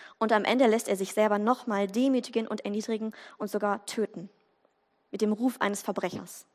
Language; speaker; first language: German; native; German